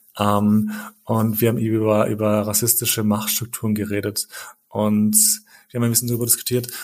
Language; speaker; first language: German; early bilingual, other home language; Albanian